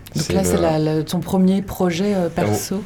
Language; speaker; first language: French; native; French